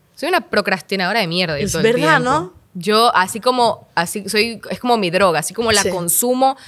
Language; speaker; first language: Spanish; native; Spanish